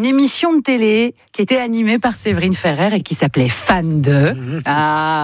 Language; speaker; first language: French; native; French